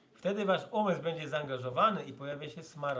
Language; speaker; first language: Polish; native; Polish